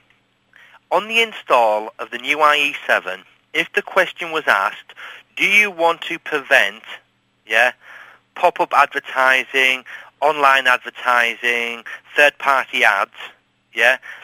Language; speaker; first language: English; native; English